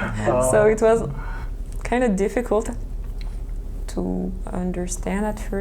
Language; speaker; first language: English; non-native, fluent; French